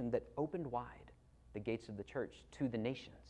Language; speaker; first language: English; native; English